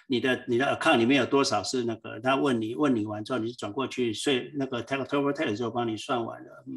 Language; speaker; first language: Chinese; native; Chinese